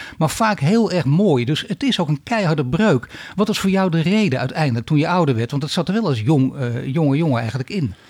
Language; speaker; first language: Dutch; native; Dutch